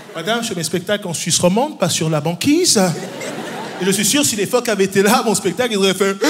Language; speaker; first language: French; early bilingual, other home language; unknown